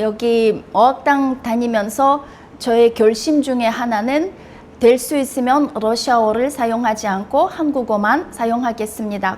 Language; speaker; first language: Korean; non-native, fluent; Russian